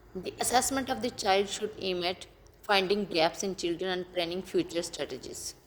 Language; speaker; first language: English; non-native, local second language; Punjabi